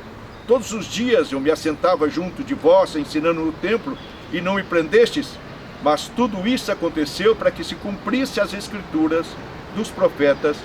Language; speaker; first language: Portuguese; native; Portuguese